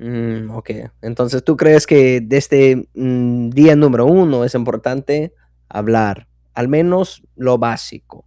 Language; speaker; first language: Spanish; non-native, fluent; English